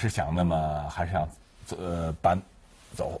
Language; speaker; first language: Chinese; native; Chinese